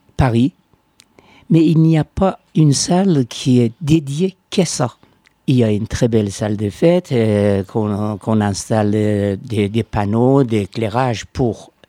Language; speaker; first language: French; non-native, fluent; Persian